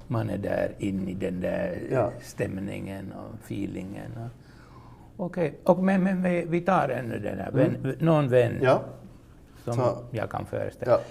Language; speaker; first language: Swedish; non-native, local second language; Finnish